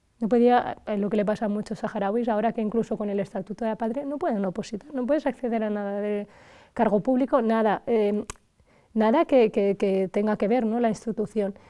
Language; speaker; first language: Spanish; early bilingual, other home language; Arabic